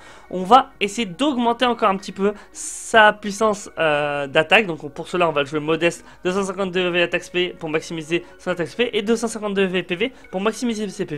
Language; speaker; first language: French; native; French